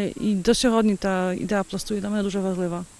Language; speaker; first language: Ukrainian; early bilingual, heritage; Ukrainian